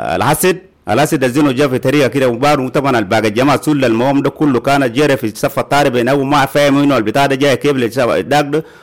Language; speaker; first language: Arabic; non-native, local second language; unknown